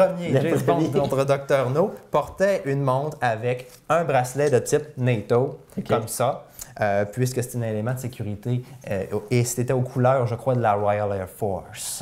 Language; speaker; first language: French; native; French